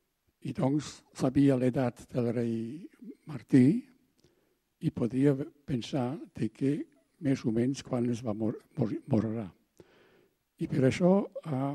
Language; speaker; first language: Catalan; non-native, fluent; German